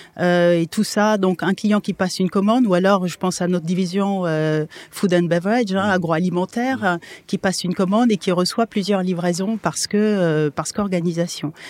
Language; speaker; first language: French; non-native, local second language; Wolof